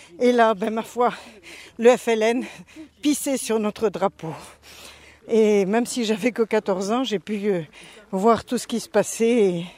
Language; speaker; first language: French; native; French